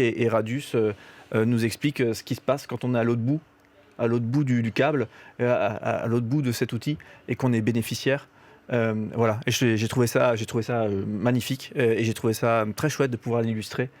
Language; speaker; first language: French; native; French